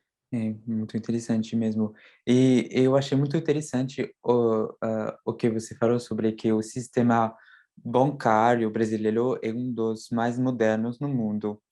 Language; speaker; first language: Portuguese; non-native, fluent; French